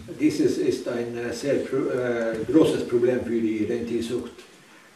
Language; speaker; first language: German; non-native, learner; Northern Sami